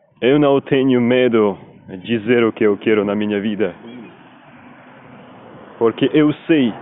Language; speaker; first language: Portuguese; non-native, learner; Spanish